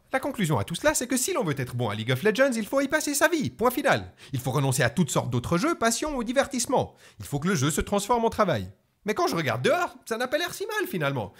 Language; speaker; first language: French; native; French